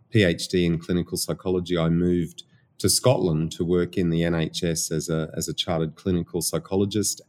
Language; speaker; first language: English; native; English